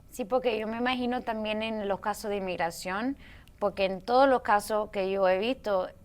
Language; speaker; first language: Spanish; early bilingual, heritage; Spanish